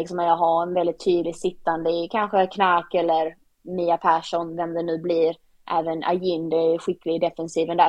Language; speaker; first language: Swedish; native; Swedish